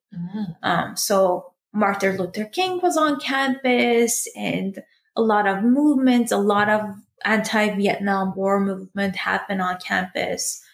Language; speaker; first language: English; early bilingual, other home language; Persian